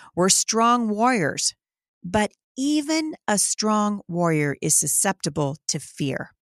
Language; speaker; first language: English; native; English